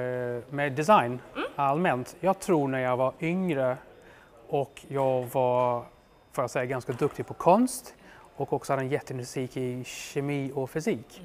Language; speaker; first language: Swedish; non-native, fluent; English